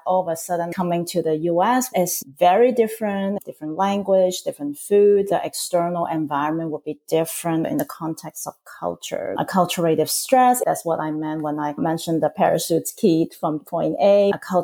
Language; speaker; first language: English; non-native, local second language; Cantonese